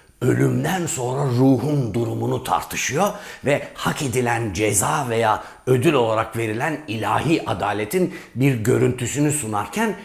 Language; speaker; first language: Turkish; native; Turkish